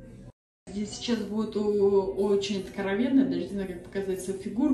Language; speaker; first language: Russian; native; Russian